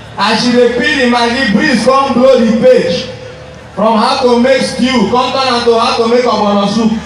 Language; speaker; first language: Nigerian Pidgin; non-native, local second language; Igbo